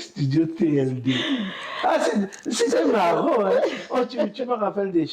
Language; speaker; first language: French; native; French